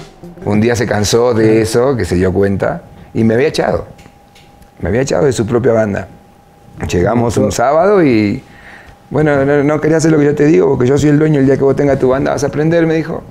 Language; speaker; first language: Spanish; native; Spanish